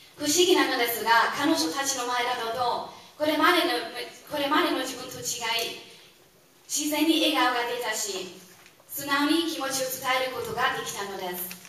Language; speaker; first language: Japanese; non-native, fluent; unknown